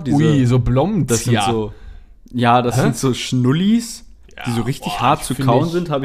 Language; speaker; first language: German; native; German